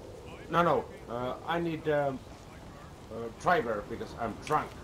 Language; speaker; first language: English; non-native, learner; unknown